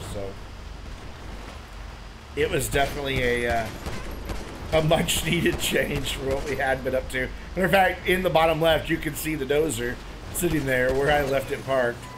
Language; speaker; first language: English; native; English